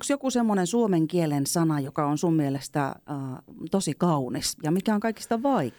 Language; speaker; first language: Finnish; native; Finnish